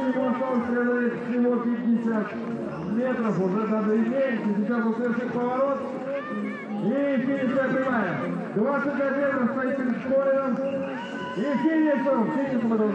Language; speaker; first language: Russian; native; Russian